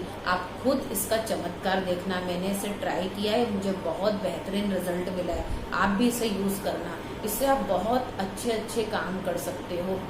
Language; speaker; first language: Hindi; native; Hindi